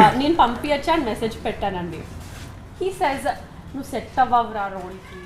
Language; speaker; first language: Telugu; early bilingual, heritage; Telugu